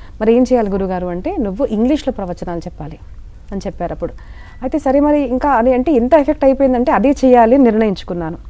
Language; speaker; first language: Telugu; non-native, local second language; Marathi